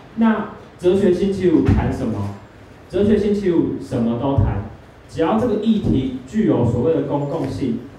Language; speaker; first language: Chinese; native; Chinese